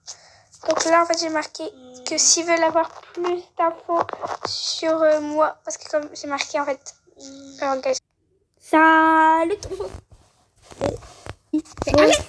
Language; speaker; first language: French; native; French